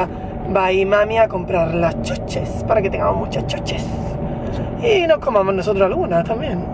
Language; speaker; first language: Spanish; native; Spanish